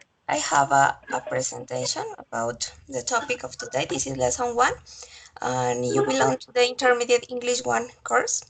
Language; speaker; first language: English; non-native, learner; Spanish